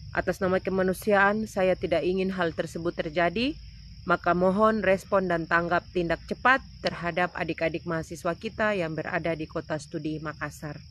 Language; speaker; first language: Indonesian; native; Indonesian